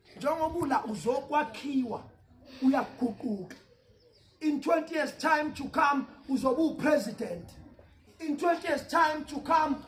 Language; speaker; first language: Zulu; native; Zulu